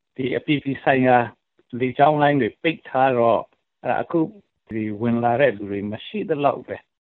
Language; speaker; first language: Burmese; non-native, local second language; Hakha Chin